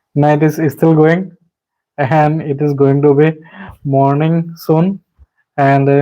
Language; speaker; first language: English; non-native, local second language; Assamese